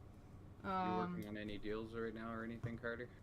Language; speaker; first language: English; native; English